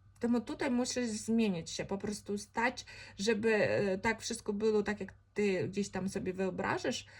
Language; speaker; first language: Polish; non-native, fluent; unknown